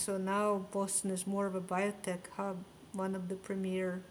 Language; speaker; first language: English; non-native, fluent; Russian